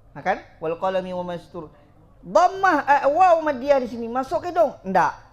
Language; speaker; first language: Malay; non-native, local second language; Achinese